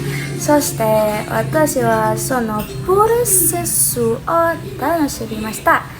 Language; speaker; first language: Japanese; non-native, learner; Indonesian